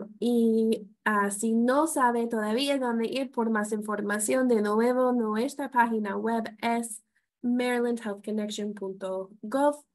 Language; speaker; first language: Spanish; non-native, fluent; English